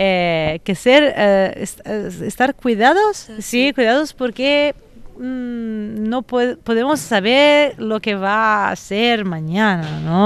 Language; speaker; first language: Spanish; non-native, fluent; Italian